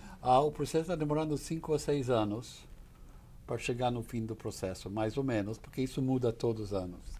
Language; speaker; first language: Portuguese; non-native, fluent; English